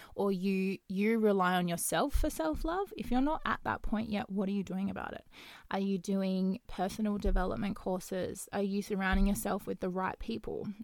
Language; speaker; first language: English; native; English